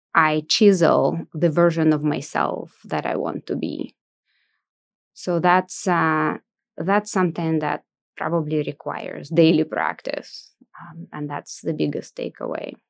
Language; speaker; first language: English; non-native, fluent; Russian